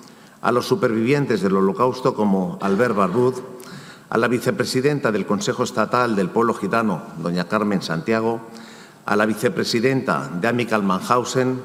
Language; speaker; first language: Spanish; native; Spanish